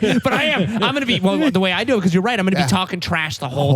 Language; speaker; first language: English; native; English